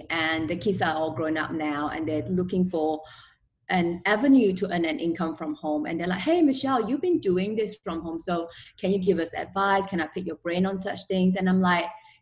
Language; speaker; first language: English; non-native, local second language; Chinese